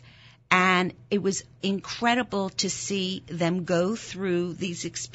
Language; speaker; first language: English; non-native, fluent; German